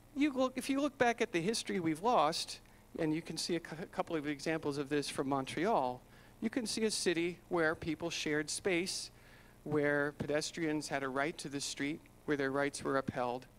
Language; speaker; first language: English; native; English